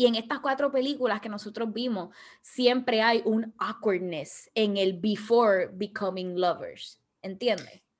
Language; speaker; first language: Spanish; early bilingual, heritage; Spanish